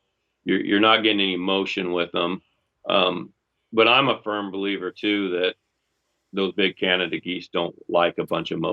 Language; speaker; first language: English; native; English